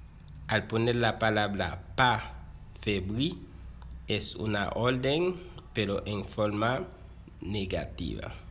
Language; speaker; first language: Spanish; non-native, fluent; Haitian Creole